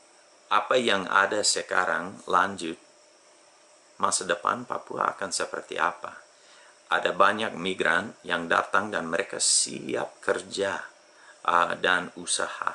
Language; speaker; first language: Indonesian; non-native, fluent; English